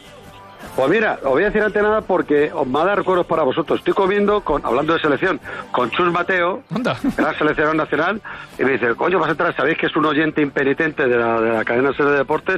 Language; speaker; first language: Spanish; native; Spanish